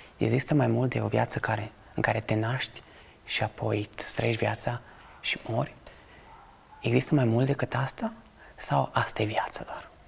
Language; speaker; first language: Romanian; early bilingual, other home language; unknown